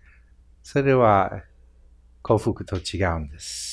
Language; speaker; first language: Japanese; non-native, fluent; English